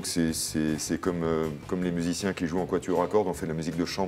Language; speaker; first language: French; native; French